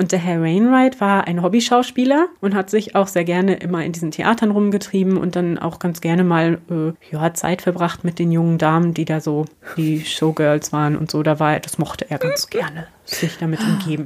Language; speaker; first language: German; native; German